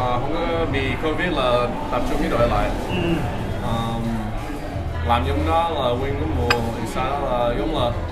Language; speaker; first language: Vietnamese; early bilingual, heritage; English